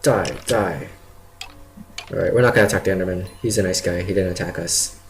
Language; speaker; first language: English; native; English